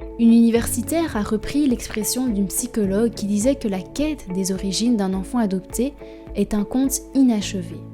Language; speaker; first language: French; native; French